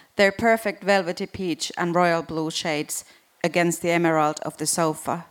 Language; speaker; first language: English; non-native, fluent; Finnish